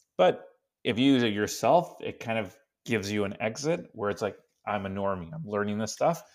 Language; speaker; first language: English; non-native, fluent; Spanish